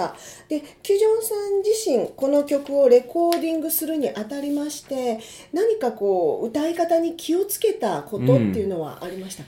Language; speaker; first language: Japanese; native; Japanese